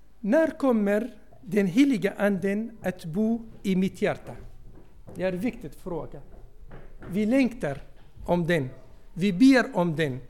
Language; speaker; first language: Swedish; non-native, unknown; Arabic